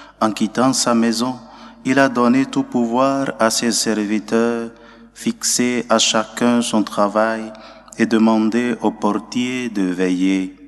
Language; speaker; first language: French; non-native, local second language; Ewe